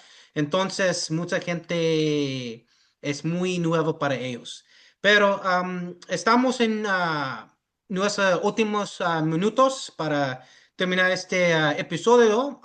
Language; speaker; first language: Spanish; early bilingual, heritage; English